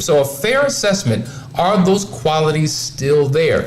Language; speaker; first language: English; native; English